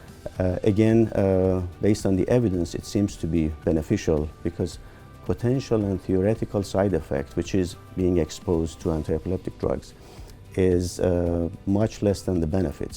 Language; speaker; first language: English; non-native, fluent; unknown